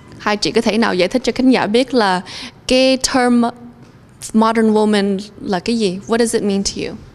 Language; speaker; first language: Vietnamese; early bilingual, heritage; Vietnamese